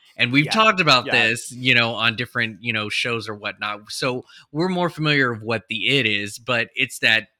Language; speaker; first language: English; native; English